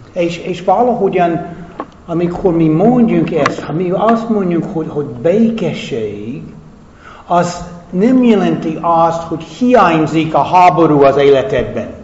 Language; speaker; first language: Hungarian; non-native, fluent; English